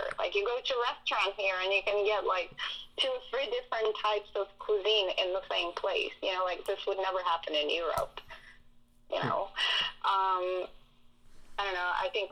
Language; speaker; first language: English; non-native, fluent; Russian